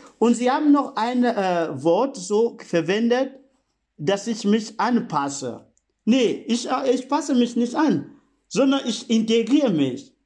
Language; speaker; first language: German; non-native, fluent; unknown